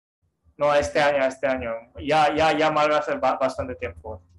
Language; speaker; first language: Spanish; non-native, fluent; Japanese